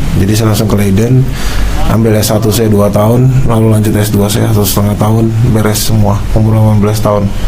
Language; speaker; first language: Indonesian; native; Indonesian